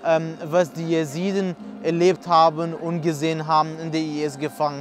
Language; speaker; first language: German; non-native, fluent; Kurdish